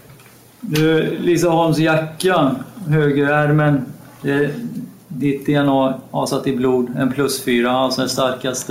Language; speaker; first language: Swedish; native; Swedish